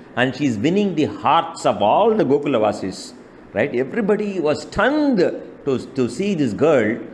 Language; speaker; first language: English; non-native, local second language; Tamil